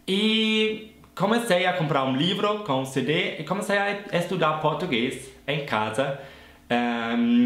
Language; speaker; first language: English; non-native, fluent; German